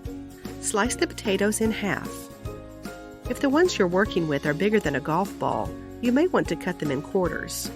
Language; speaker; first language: English; native; English